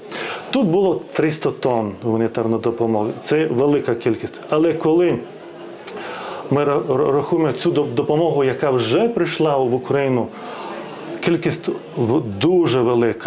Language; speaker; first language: Ukrainian; non-native, fluent; Lithuanian